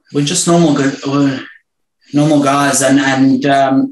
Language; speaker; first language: English; native; English